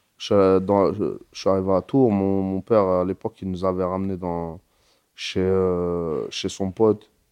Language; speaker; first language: French; early bilingual, other home language; Arabic